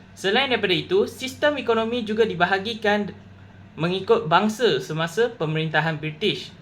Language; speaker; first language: Malay; non-native, local second language; Chinese